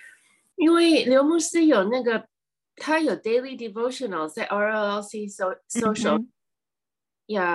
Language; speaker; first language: Chinese; early bilingual, heritage; English